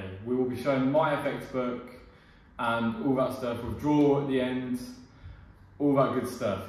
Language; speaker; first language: English; native; English